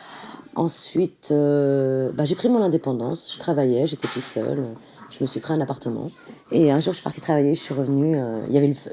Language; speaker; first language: French; native; French